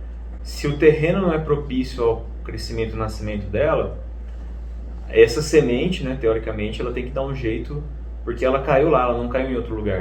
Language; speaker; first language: Portuguese; native; Portuguese